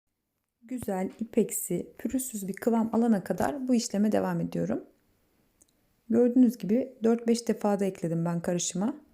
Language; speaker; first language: Turkish; native; Turkish